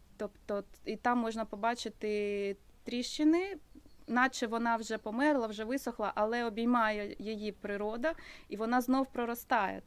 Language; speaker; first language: Ukrainian; native; Ukrainian